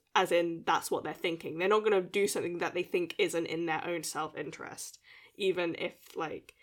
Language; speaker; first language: English; early bilingual, other home language; Malay